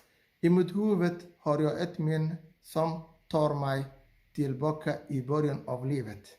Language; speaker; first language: Swedish; non-native, learner; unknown